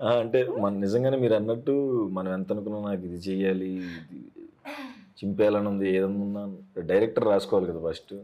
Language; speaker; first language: Telugu; native; Telugu